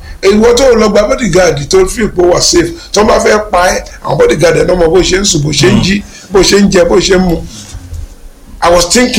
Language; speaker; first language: English; non-native, local second language; Yoruba